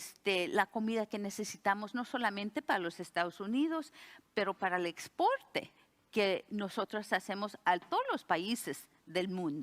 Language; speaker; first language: Spanish; early bilingual, heritage; Spanish